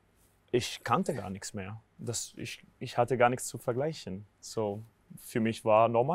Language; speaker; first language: German; non-native, fluent; Spanish